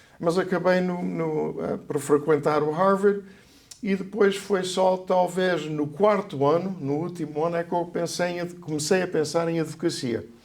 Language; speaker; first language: Portuguese; native; Portuguese